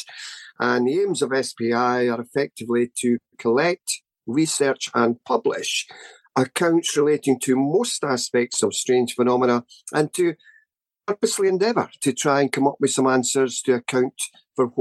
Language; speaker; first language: English; native; English